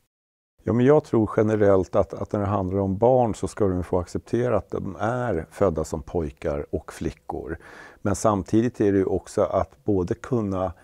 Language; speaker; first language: Swedish; native; Swedish